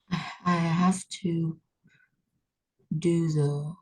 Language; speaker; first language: English; non-native, learner; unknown